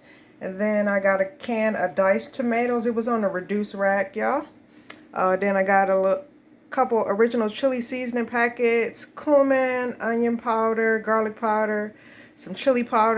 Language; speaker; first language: English; native; English